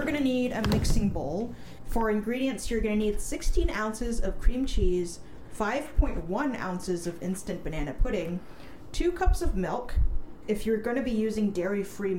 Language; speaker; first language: English; native; English